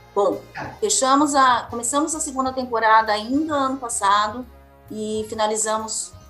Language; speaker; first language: Portuguese; native; Portuguese